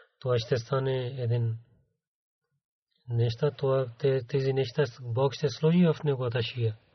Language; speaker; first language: Bulgarian; non-native, learner; Urdu